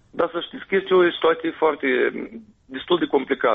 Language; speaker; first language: Romanian; native; Romanian